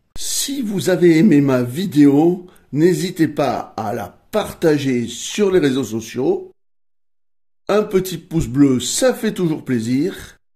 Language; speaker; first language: French; native; French